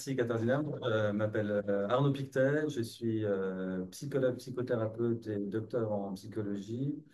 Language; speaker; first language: French; native; French